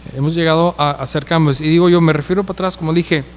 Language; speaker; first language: Spanish; early bilingual, heritage; Spanish